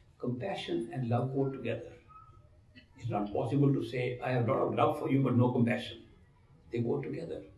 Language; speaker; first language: English; non-native, local second language; Hindi